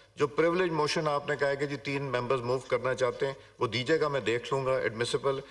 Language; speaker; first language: Urdu; non-native, local second language; Punjabi